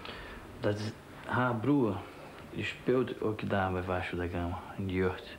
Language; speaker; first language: Dutch; non-native, learner; Portuguese